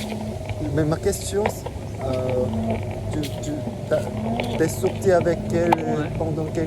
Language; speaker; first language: French; non-native, fluent; Korean